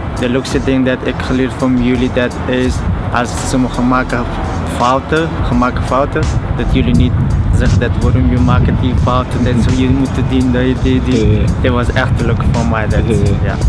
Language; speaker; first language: Dutch; non-native, learner; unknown